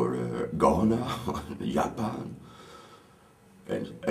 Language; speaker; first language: English; non-native, learner; Swedish